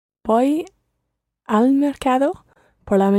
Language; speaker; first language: Spanish; non-native, learner; English